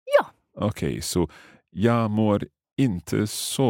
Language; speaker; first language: Swedish; non-native, learner; English